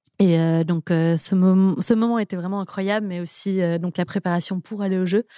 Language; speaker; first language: French; native; French